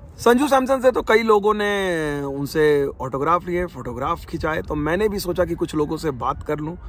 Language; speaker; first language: Hindi; native; Hindi